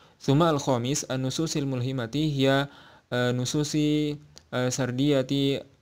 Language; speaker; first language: Arabic; non-native, learner; Indonesian